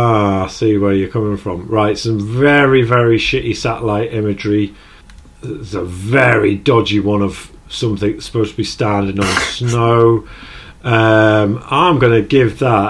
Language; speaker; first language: English; native; English